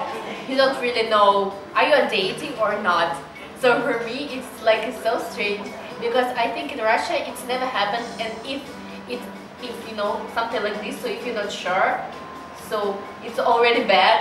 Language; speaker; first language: English; non-native, learner; Russian